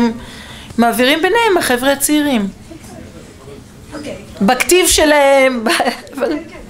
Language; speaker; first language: Hebrew; native; Hebrew